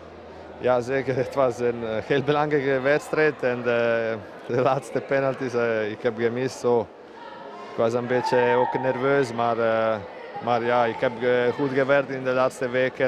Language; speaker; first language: Dutch; non-native, learner; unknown